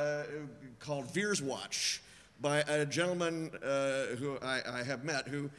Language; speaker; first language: English; native; English